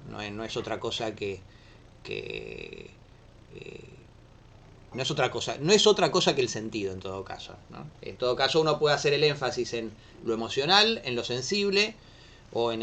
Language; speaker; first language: Spanish; native; Spanish